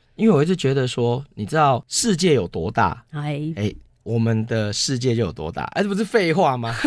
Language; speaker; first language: Chinese; native; Chinese